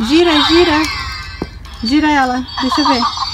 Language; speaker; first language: Portuguese; native; Portuguese